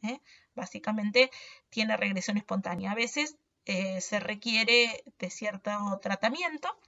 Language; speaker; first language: Spanish; native; Spanish